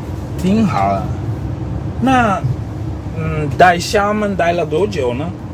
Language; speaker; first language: Chinese; non-native, fluent; Spanish